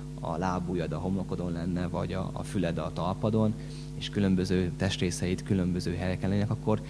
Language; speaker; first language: Hungarian; native; Hungarian